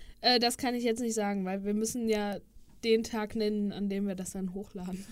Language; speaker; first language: German; native; German